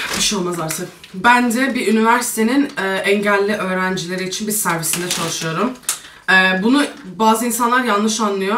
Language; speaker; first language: Turkish; early bilingual, heritage; Turkish